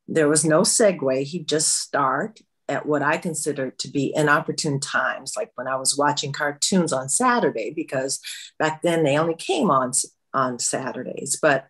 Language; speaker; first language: English; native; English